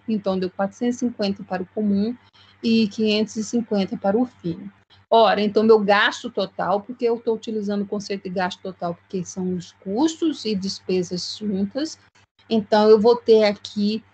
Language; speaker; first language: Portuguese; native; Portuguese